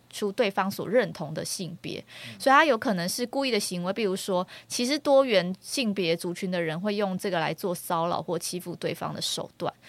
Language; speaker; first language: Chinese; native; Chinese